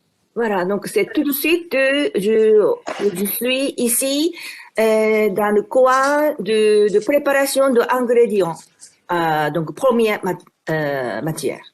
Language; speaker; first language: French; non-native, fluent; Japanese